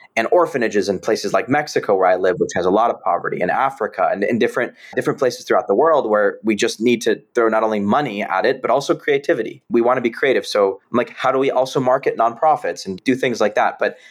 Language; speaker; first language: English; native; English